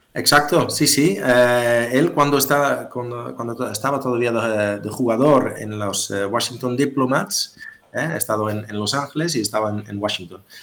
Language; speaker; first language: Spanish; non-native, fluent; Dutch